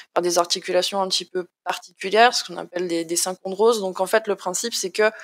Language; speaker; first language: French; native; French